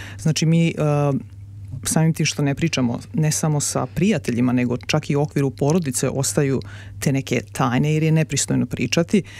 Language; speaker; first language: Serbian; native; Serbian